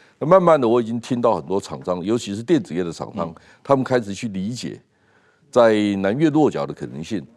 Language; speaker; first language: Chinese; native; Chinese